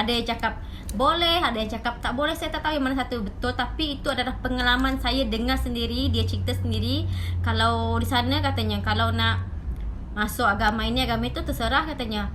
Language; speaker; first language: Malay; native; Malay